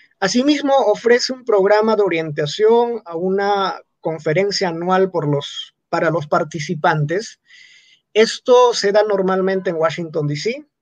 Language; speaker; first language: Spanish; non-native, local second language; Quechua